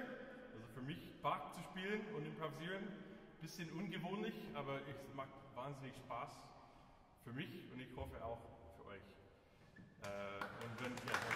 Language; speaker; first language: German; non-native, fluent; English